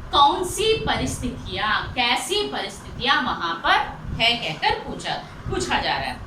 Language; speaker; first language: Hindi; non-native, local second language; Telugu